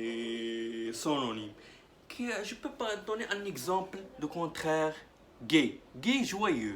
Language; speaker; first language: French; non-native, learner; Arabic